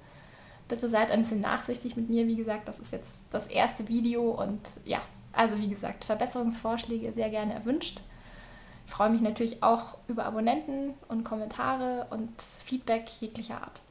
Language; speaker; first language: German; native; German